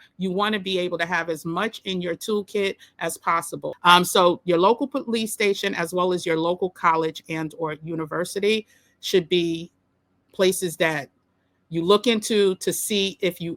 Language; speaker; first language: English; native; English